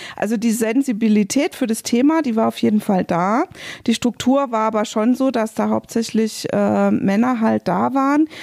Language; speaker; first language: German; native; German